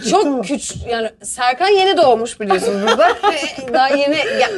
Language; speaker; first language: Turkish; native; Turkish